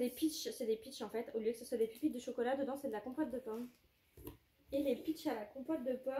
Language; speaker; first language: French; native; French